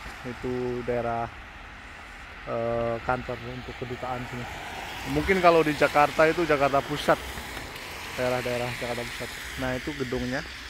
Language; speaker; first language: Indonesian; non-native, local second language; Javanese